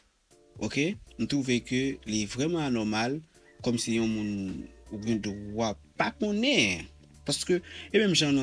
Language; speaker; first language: Haitian Creole; native; Haitian Creole